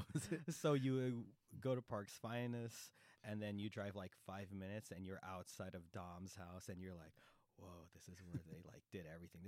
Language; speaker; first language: English; native; English